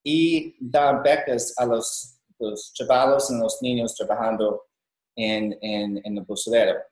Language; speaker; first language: Spanish; non-native, learner; English